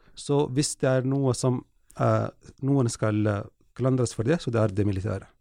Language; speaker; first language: Norwegian; non-native, fluent; Arabic